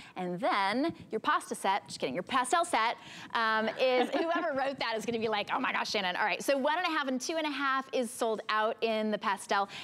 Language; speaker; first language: English; native; English